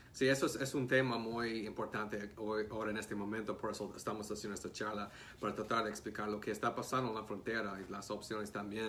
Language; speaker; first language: Spanish; non-native, fluent; English